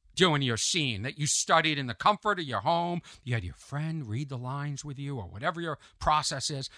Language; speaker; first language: English; native; English